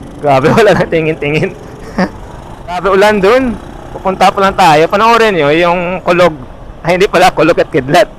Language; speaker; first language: Filipino; non-native, local second language; Hiligaynon